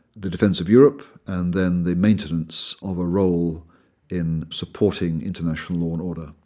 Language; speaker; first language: English; native; English